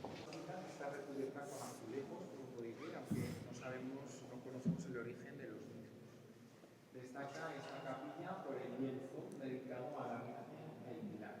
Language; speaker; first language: Spanish; native; Spanish